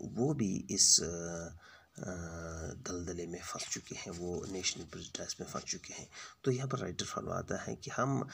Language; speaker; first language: Hindi; native; Hindi